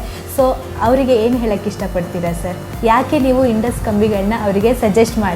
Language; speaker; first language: Kannada; native; Kannada